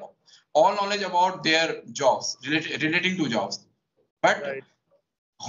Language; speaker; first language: English; non-native, local second language; Hindi